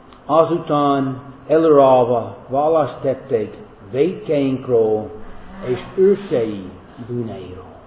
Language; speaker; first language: Hungarian; non-native, fluent; German